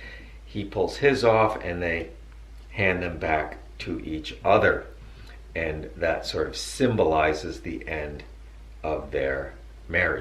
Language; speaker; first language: English; native; English